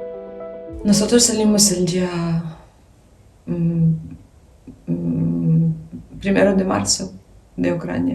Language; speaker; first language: Spanish; non-native, fluent; Ukrainian